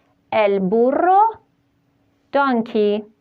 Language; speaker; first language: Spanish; non-native, fluent; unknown